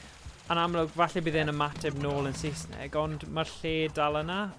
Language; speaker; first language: Welsh; native; Welsh